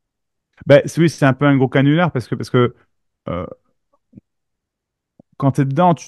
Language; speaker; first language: French; native; French